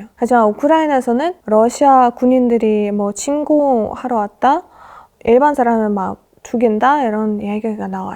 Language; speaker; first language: Korean; non-native, fluent; Russian